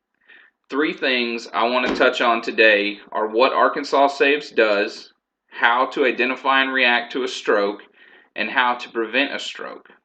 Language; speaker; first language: English; native; English